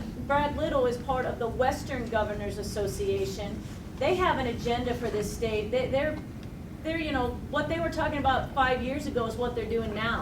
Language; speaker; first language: English; native; English